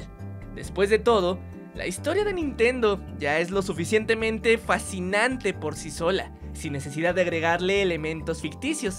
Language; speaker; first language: Spanish; native; Spanish